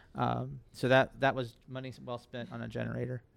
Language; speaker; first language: English; native; English